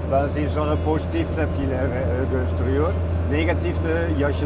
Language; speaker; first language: Turkish; non-native, fluent; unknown